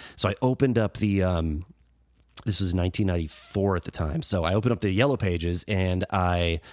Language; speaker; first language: English; native; English